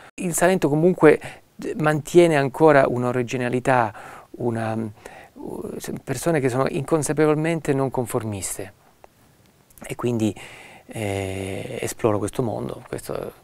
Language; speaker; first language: Italian; native; Italian